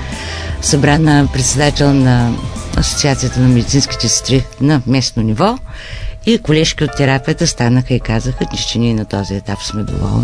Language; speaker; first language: Bulgarian; native; Bulgarian